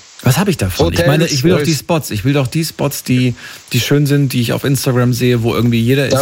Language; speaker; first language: German; native; German